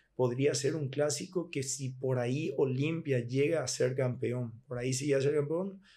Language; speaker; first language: Spanish; native; Spanish